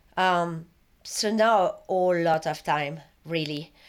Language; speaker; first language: English; non-native, fluent; French